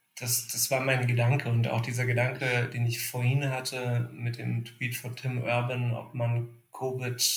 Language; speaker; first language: German; native; German